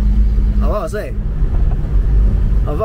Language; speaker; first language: Chinese; native; Chinese